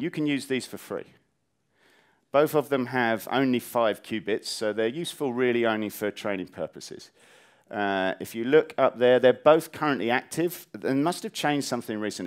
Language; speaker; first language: English; native; English